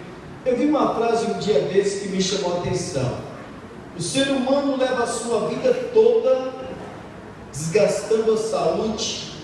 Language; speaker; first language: Portuguese; native; Portuguese